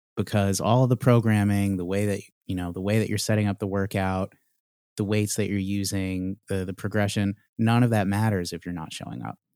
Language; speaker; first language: English; native; English